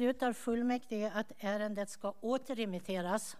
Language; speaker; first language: Swedish; native; Swedish